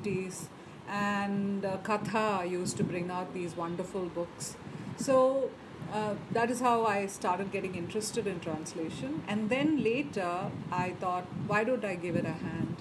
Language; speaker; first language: English; non-native, local second language; Malayalam